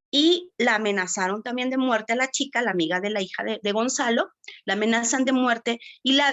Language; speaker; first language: Spanish; native; Spanish